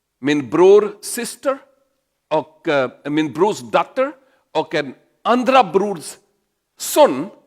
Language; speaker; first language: Swedish; non-native, learner; Urdu